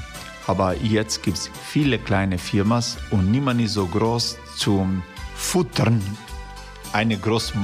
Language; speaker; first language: German; non-native, fluent; Croatian